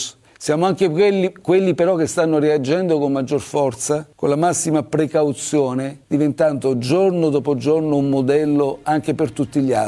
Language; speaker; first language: Italian; native; Italian